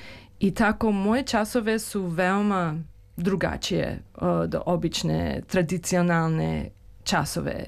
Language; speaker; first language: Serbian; early bilingual, heritage; Serbian